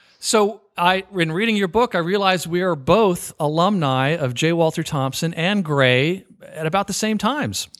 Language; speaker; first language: English; native; English